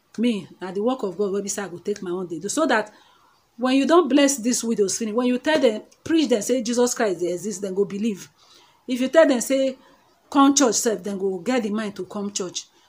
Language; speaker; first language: Nigerian Pidgin; non-native, local second language; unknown